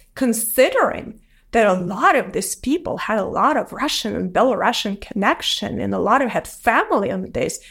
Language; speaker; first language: English; non-native, fluent; Ukrainian